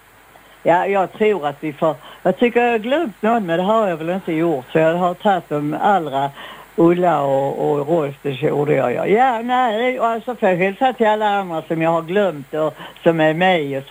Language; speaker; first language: Swedish; native; Swedish